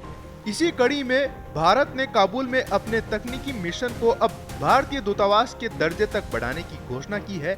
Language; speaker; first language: Hindi; native; Hindi